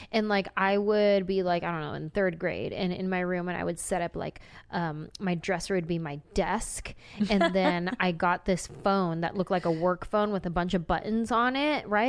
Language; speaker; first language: English; native; English